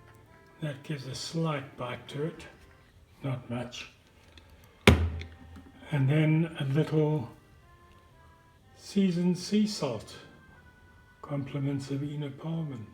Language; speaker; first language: English; native; English